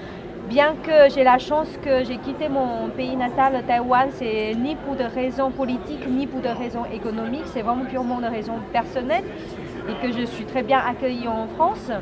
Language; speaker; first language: French; non-native, fluent; Chinese